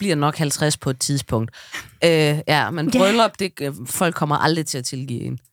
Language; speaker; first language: Danish; native; Danish